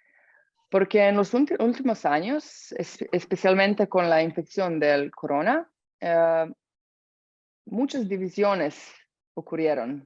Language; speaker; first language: Spanish; non-native, fluent; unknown